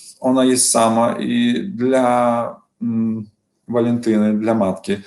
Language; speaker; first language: Polish; non-native, learner; Belarusian